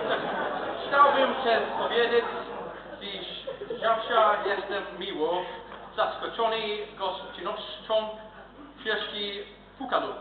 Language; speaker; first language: Polish; non-native, learner; English